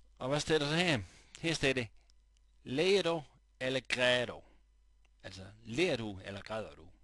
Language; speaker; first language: Danish; native; Danish